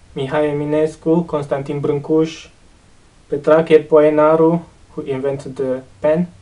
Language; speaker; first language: English; non-native, fluent; Romanian